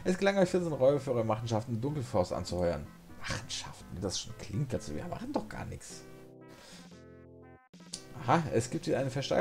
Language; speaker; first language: German; native; German